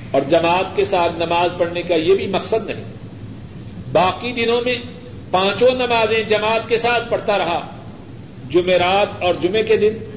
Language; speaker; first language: Urdu; non-native, local second language; Punjabi